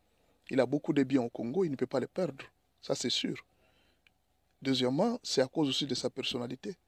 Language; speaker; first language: French; non-native, local second language; Lingala